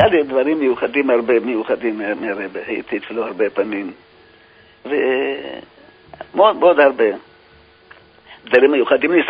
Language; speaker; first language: Hebrew; non-native, fluent; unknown